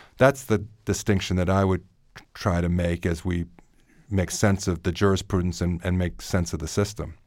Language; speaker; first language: English; native; English